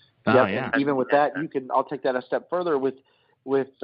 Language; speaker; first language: English; native; English